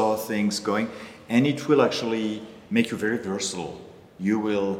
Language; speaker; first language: English; non-native, fluent; French